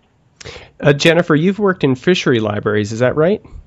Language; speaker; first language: English; native; English